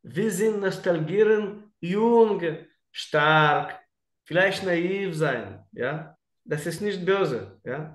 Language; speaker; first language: German; non-native, learner; Russian